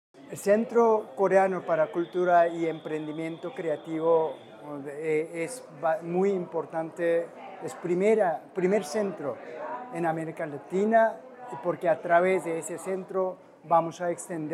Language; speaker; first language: Spanish; non-native, fluent; Korean